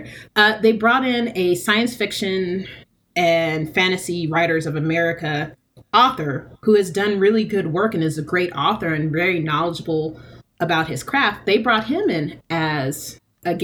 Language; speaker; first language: English; native; English